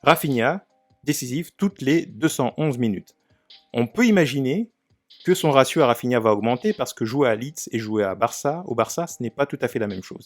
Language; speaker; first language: French; native; French